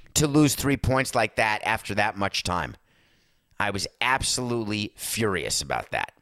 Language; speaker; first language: English; native; English